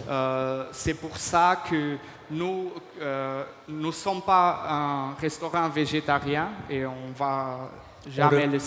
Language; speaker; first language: French; non-native, fluent; Portuguese